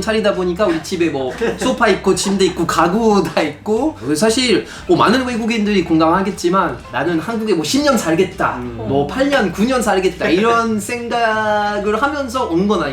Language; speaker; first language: Korean; non-native, fluent; French